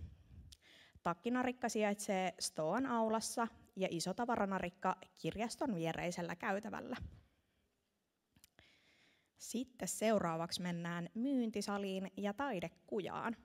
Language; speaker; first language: Finnish; native; Finnish